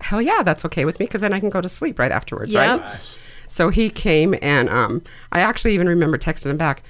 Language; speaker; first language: English; native; English